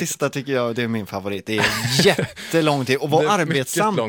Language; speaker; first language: Swedish; native; Swedish